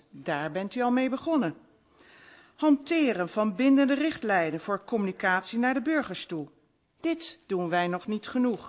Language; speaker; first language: Dutch; native; Dutch